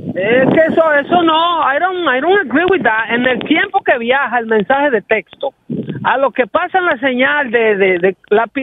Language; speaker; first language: Spanish; native; Spanish